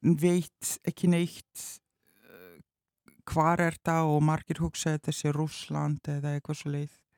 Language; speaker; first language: Icelandic; non-native, learner; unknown